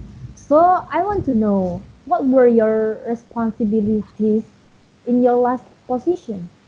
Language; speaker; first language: English; non-native, learner; Indonesian